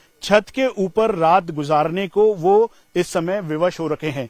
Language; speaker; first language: Hindi; native; Hindi